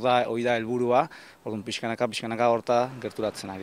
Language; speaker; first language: Basque; native; Basque